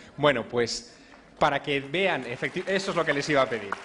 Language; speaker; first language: Spanish; native; Spanish